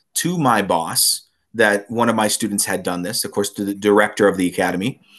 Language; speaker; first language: English; native; English